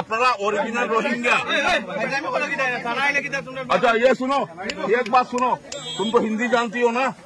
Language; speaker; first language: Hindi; non-native, local second language; Bangla